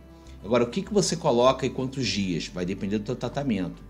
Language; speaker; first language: Portuguese; native; Portuguese